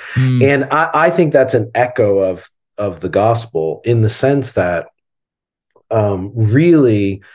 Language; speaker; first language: English; native; English